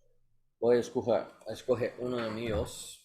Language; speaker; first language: Spanish; non-native, learner; English